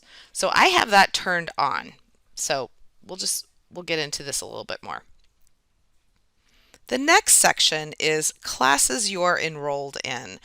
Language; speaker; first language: English; native; English